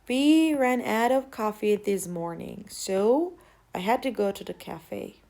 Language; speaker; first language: English; non-native, fluent; Turkish